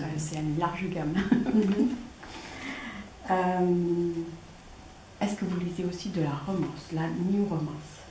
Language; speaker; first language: French; native; French